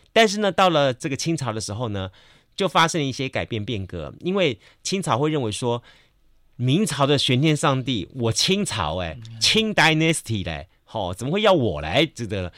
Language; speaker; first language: Chinese; native; Chinese